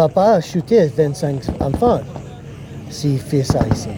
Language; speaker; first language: French; non-native, learner; English